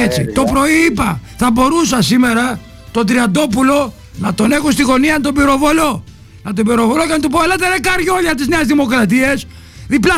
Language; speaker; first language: Greek; native; Greek